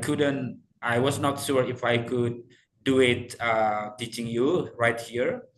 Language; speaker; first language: English; non-native, fluent; Indonesian